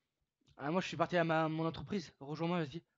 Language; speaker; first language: French; native; French